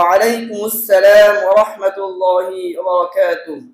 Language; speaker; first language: Arabic; non-native, learner; Bangla